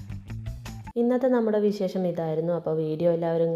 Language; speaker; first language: Malayalam; native; Malayalam